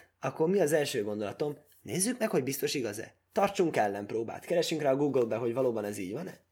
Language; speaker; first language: Hungarian; early bilingual, heritage; Hungarian